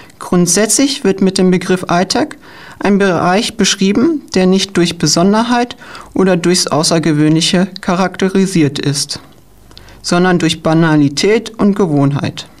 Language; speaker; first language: German; native; German